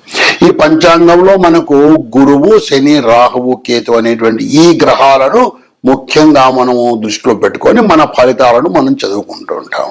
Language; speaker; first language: Telugu; native; Telugu